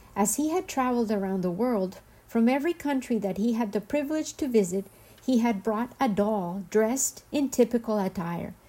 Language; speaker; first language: English; non-native, fluent; Spanish